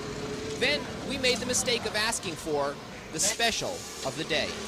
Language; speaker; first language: English; native; English